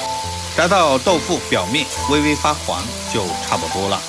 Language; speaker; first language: Chinese; native; Chinese